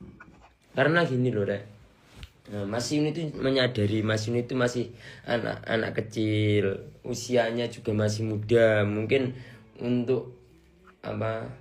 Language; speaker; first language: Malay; non-native, local second language; Javanese